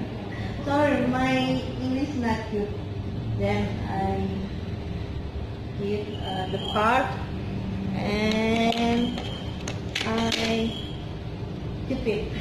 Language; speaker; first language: English; non-native, learner; Indonesian